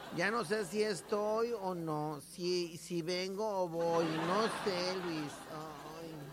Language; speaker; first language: Spanish; native; Spanish